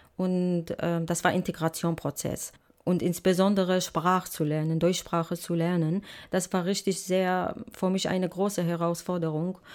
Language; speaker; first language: German; non-native, fluent; Arabic